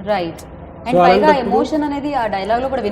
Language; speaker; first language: Telugu; native; Telugu